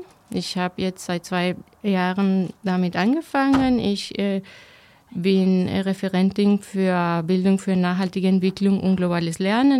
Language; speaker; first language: German; non-native, fluent; Spanish